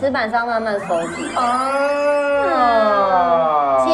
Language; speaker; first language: Chinese; native; Chinese